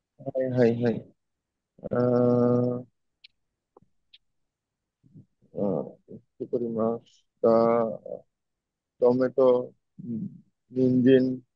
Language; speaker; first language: Japanese; non-native, learner; Bangla